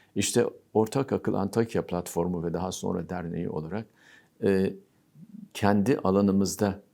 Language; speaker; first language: Turkish; native; Turkish